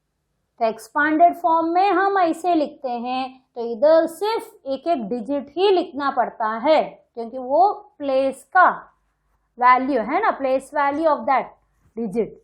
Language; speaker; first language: Hindi; non-native, local second language; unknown